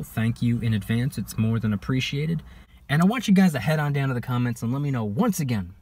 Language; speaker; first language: English; native; English